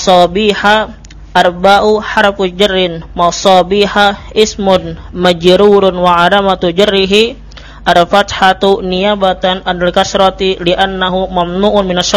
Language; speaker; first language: Arabic; non-native, learner; Indonesian